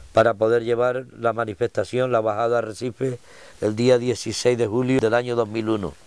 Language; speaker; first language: Spanish; native; Spanish